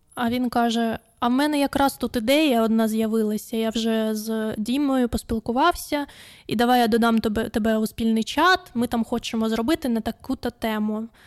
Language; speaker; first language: Ukrainian; non-native, local second language; Russian